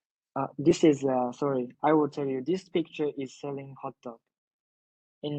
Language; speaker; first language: English; non-native, learner; Japanese